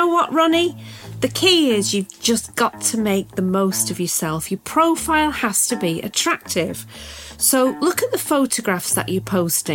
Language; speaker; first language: English; native; English